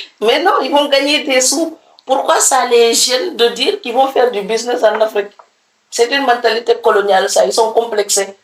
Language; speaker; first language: French; non-native, local second language; Serer